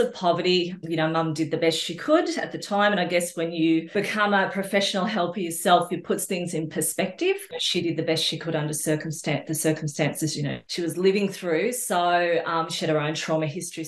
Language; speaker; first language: English; native; English